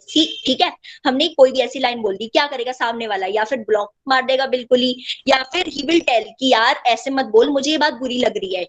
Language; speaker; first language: Hindi; native; Hindi